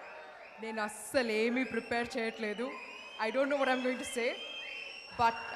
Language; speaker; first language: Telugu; non-native, learner; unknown